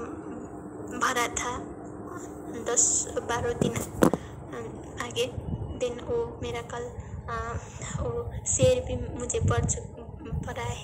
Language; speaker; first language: Hindi; non-native, learner; Nepali